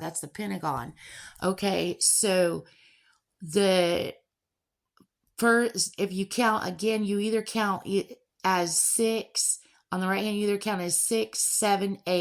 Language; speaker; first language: English; native; English